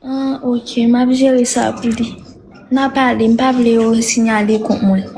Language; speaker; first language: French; non-native, learner; Haitian Creole